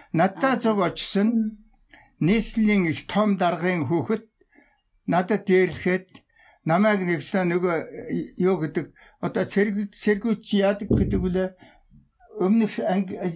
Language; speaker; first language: Mongolian; non-native, local second language; Tuvinian